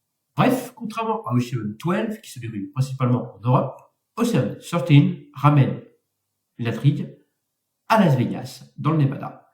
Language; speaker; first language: French; native; French